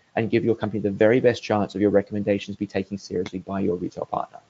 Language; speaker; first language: English; native; English